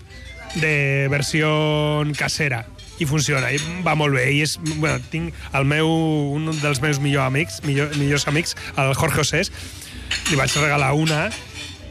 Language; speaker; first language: Catalan; non-native, local second language; Spanish